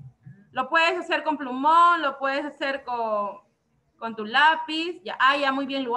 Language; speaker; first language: Spanish; native; Spanish